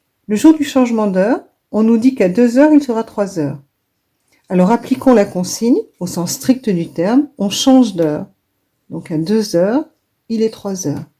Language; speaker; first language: French; native; French